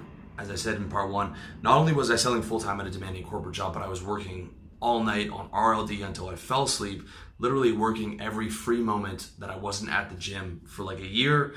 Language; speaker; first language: English; native; English